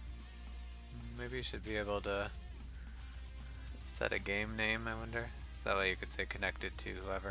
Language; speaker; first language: English; native; English